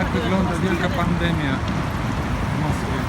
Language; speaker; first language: Polish; non-native, fluent; Russian